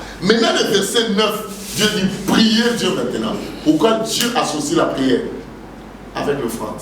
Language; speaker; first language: French; non-native, local second language; Lingala